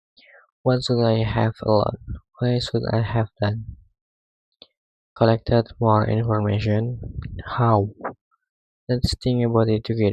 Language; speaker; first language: English; non-native, learner; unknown